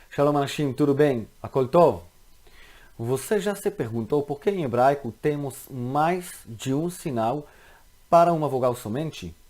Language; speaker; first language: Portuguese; non-native, fluent; Hebrew